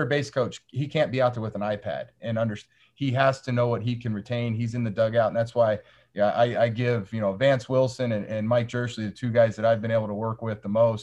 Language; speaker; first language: English; native; English